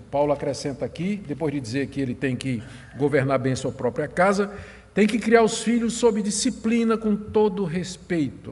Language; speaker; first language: Portuguese; native; Portuguese